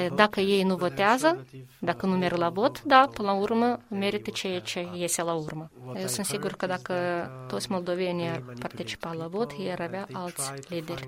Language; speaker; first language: Romanian; non-native, fluent; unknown